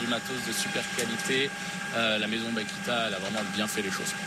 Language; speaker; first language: French; native; French